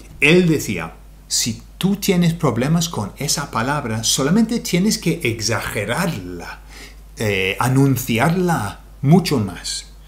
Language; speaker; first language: Spanish; non-native, fluent; English